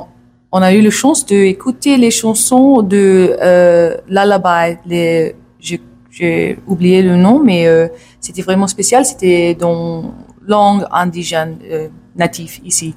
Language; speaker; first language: French; non-native, learner; English